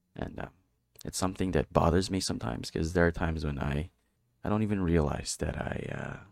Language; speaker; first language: English; non-native, local second language; Filipino